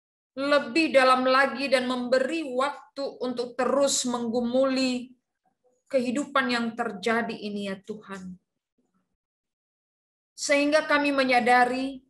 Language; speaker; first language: Indonesian; native; Indonesian